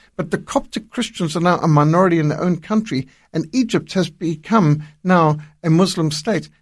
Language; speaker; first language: English; native; English